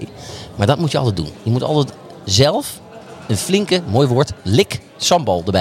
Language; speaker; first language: Dutch; native; Dutch